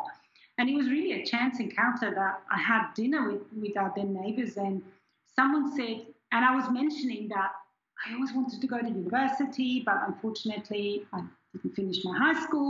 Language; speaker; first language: English; non-native, fluent; German